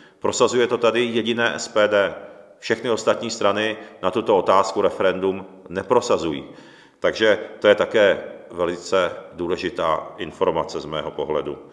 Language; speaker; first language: Czech; non-native, local second language; Japanese